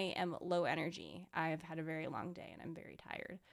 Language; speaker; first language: English; native; English